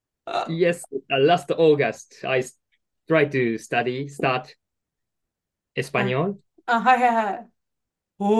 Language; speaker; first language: English; non-native, learner; Japanese